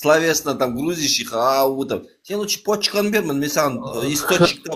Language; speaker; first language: Russian; non-native, local second language; Kazakh